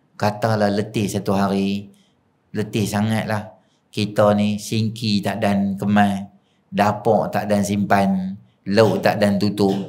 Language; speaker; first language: Malay; native; Malay